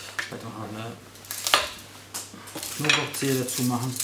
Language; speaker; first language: German; native; German